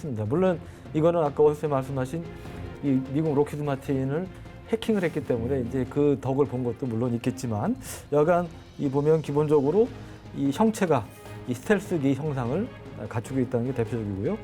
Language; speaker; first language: Korean; native; Korean